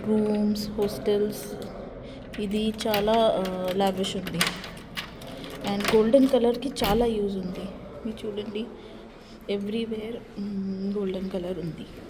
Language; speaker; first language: Telugu; non-native, learner; Marathi